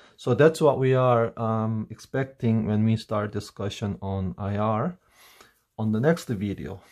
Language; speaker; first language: English; non-native, fluent; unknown